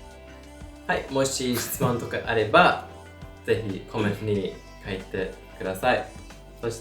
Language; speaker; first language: Japanese; non-native, learner; English